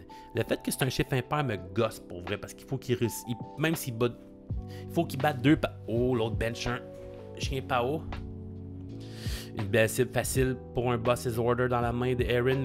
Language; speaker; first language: French; native; French